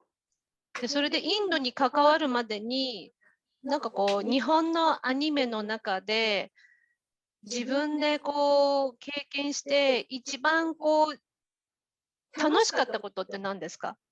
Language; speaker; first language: Japanese; native; Japanese